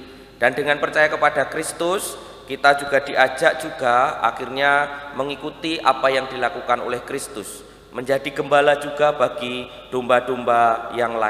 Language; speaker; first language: Indonesian; non-native, local second language; Javanese